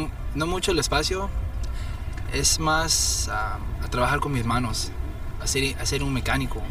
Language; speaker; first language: Spanish; early bilingual, heritage; Spanish